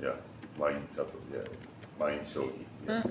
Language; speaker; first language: Indonesian; non-native, learner; Japanese